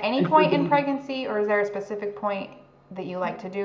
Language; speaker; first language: English; native; English